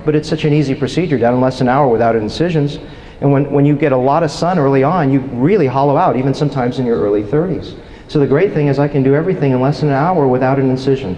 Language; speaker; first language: English; native; English